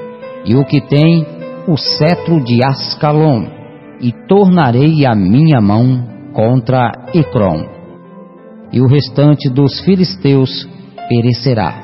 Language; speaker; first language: Portuguese; native; Portuguese